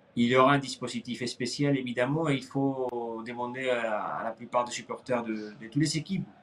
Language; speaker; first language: French; non-native, fluent; Spanish